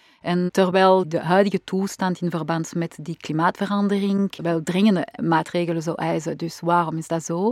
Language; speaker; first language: Dutch; non-native, local second language; French